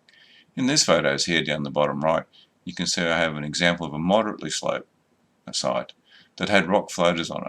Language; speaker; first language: English; native; English